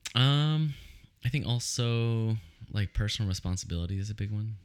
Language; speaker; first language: English; native; English